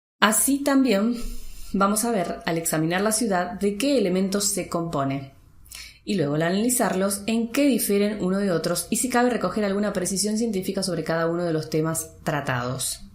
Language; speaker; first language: Spanish; native; Spanish